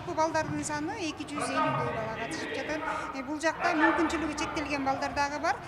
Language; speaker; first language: Kyrgyz; native; Kyrgyz